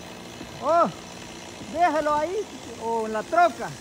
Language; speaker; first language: Spanish; native; Spanish